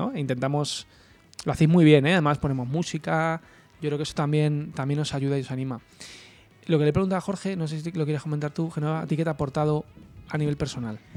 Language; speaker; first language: Spanish; native; Spanish